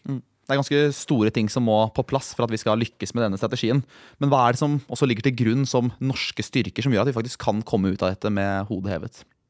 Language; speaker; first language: Norwegian; native; Norwegian